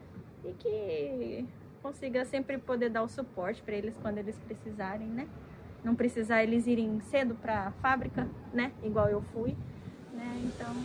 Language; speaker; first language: Portuguese; early bilingual, heritage; Portuguese